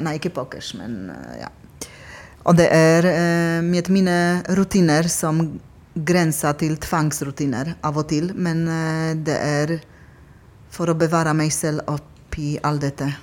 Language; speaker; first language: Norwegian; non-native, fluent; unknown